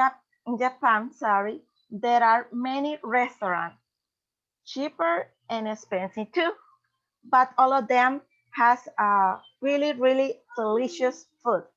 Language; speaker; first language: English; non-native, learner; Spanish